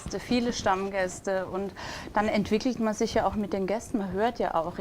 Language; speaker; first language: German; native; German